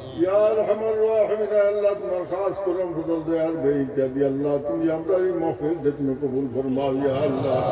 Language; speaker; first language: Urdu; non-native, local second language; Bangla